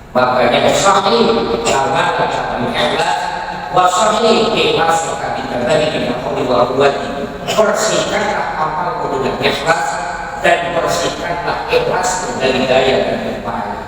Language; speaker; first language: Indonesian; non-native, local second language; Sundanese